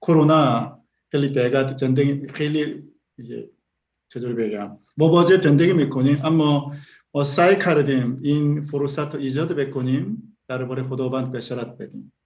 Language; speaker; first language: Persian; non-native, learner; Korean